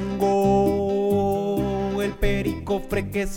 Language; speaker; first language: Spanish; native; Spanish